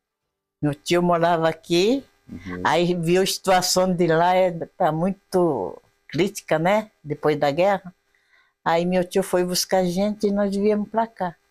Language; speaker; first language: Portuguese; non-native, fluent; Japanese